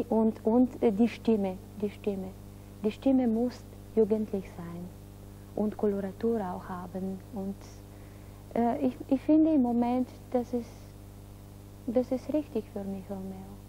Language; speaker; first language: German; non-native, fluent; Bulgarian